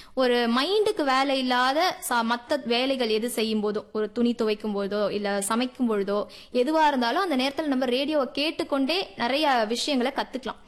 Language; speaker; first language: Tamil; native; Tamil